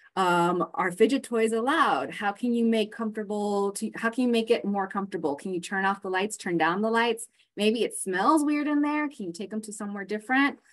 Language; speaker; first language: English; native; English